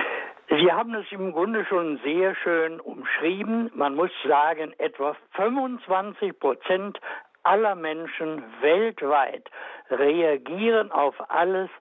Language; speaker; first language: German; native; German